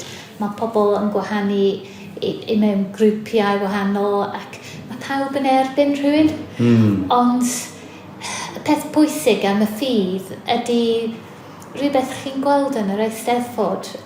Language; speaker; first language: Welsh; non-native, fluent; English